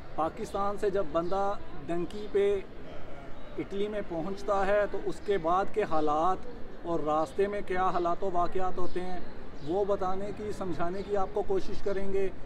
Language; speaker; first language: Urdu; non-native, local second language; Punjabi